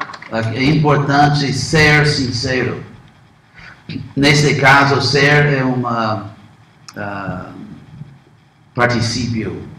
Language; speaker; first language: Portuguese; non-native, fluent; English